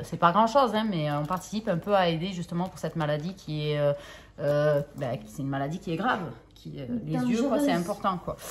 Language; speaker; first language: French; native; French